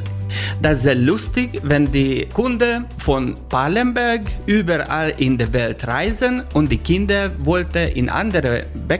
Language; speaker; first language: German; non-native, learner; Hungarian